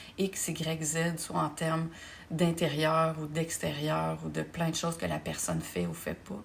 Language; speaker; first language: French; native; French